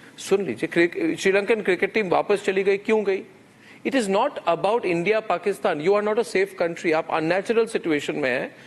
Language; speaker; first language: Hindi; native; Hindi